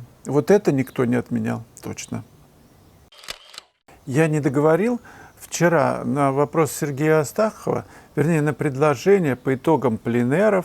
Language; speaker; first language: Russian; native; Russian